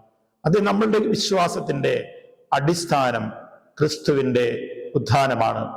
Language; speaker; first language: Malayalam; native; Malayalam